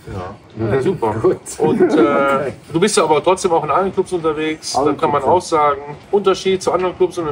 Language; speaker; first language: German; native; German